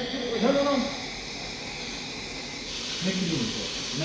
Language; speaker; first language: English; non-native, learner; Arabic